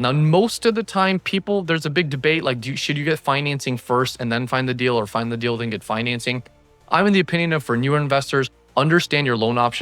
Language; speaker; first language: English; native; English